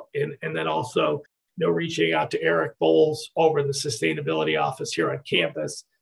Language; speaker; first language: English; native; English